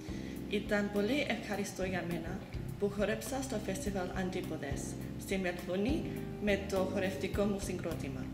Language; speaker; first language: Greek; early bilingual, heritage; Greek